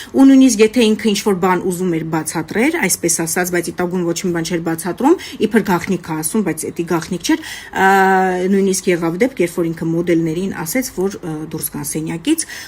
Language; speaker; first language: Armenian; native; Armenian